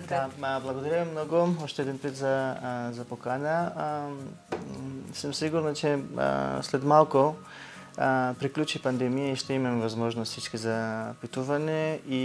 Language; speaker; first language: Bulgarian; non-native, learner; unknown